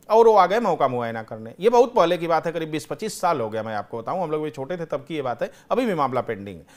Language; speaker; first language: Hindi; native; Hindi